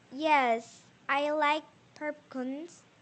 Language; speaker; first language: English; non-native, learner; Korean